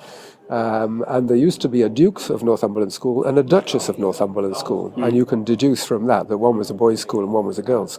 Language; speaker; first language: English; native; English